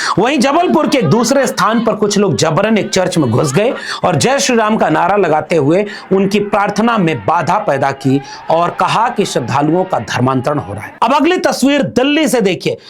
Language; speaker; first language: Hindi; native; Hindi